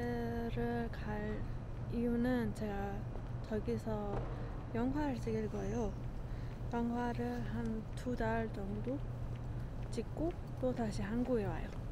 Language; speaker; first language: Korean; non-native, fluent; Persian